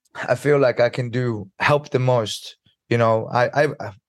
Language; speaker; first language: English; early bilingual, other home language; Swedish